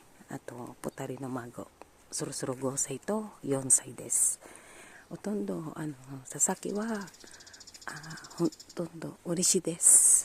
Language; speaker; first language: Japanese; non-native, learner; Filipino